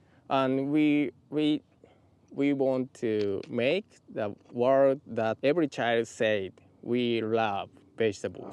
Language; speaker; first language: English; non-native, learner; Japanese